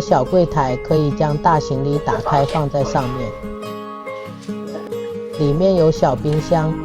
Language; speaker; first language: Chinese; native; Chinese